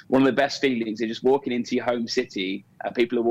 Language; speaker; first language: English; native; English